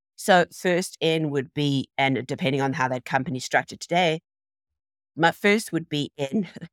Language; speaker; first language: English; native; English